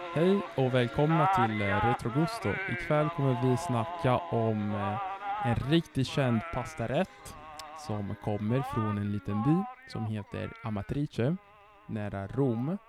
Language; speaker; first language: Swedish; non-native, fluent; Italian